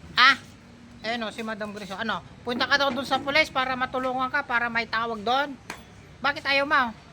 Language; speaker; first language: Filipino; non-native, local second language; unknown